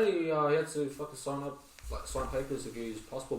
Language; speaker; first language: English; native; English